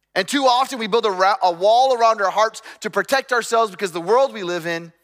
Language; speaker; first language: English; native; English